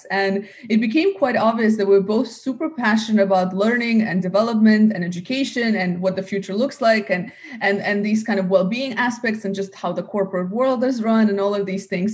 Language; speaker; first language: English; native; English